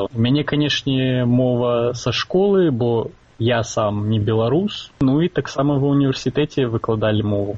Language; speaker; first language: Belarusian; non-native, local second language; Russian